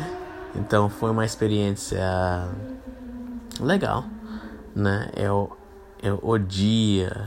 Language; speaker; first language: Portuguese; non-native, fluent; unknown